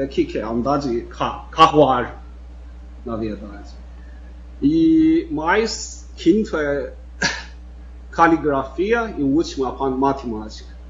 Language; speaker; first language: Portuguese; non-native, fluent; Chinese